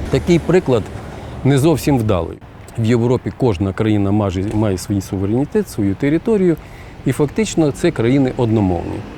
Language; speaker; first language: Ukrainian; non-native, local second language; Russian